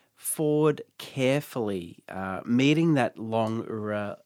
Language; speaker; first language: English; native; English